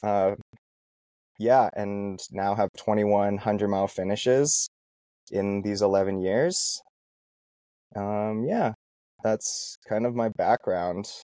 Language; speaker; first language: English; native; English